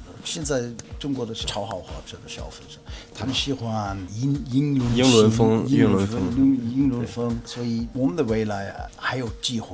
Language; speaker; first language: Chinese; non-native, learner; German